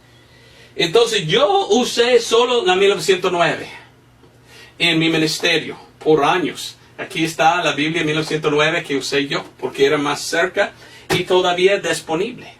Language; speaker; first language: Spanish; non-native, fluent; English